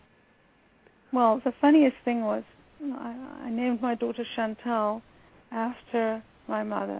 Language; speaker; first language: English; native; English